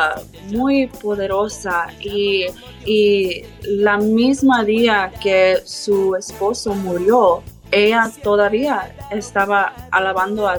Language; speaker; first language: Spanish; early bilingual, heritage; English